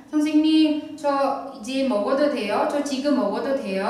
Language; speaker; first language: Korean; non-native, fluent; Indonesian